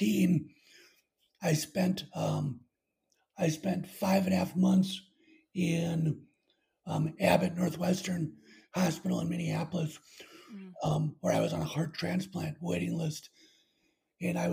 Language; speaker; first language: English; native; English